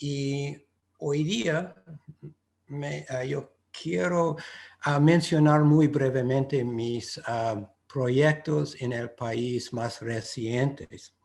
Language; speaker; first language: Spanish; non-native, fluent; English